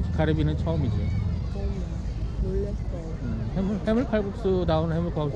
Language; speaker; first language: Korean; native; Korean